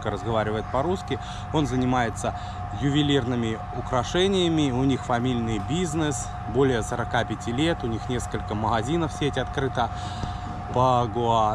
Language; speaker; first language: Russian; native; Russian